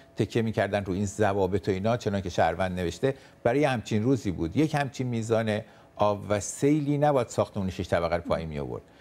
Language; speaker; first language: Persian; native; Persian